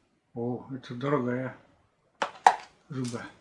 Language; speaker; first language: Russian; native; Russian